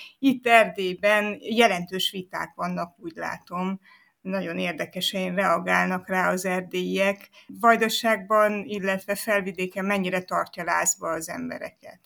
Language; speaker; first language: Hungarian; native; Hungarian